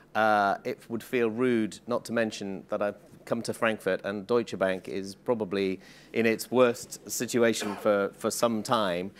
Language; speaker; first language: English; native; English